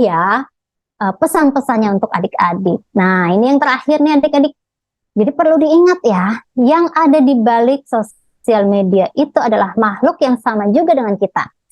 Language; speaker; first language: Indonesian; native; Indonesian